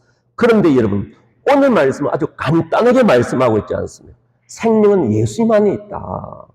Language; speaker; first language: Korean; native; Korean